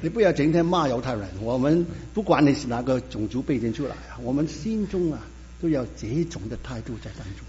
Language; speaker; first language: Chinese; native; Chinese